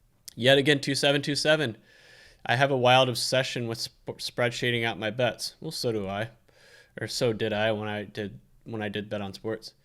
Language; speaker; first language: English; native; English